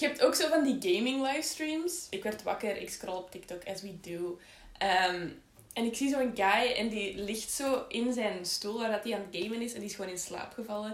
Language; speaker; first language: Dutch; native; Dutch